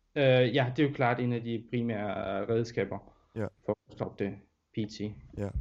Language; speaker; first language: Danish; non-native, fluent; Russian